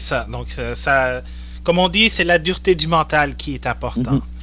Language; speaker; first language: French; native; French